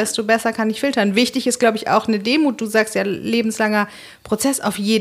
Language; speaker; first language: German; native; German